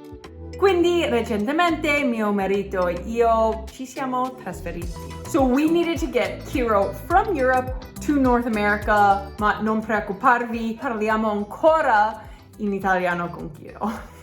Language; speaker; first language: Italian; non-native, fluent; English